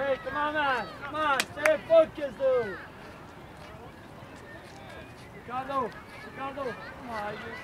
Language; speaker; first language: English; native; English